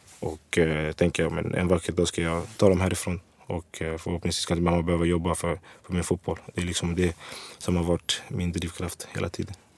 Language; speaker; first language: Swedish; early bilingual, other home language; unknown